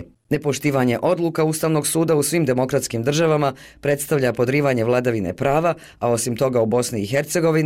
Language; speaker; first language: Serbian; native; Serbian